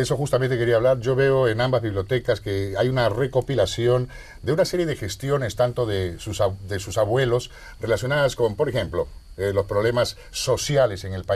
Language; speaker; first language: Spanish; native; Spanish